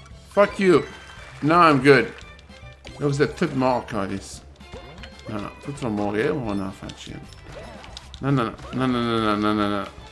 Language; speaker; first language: French; native; French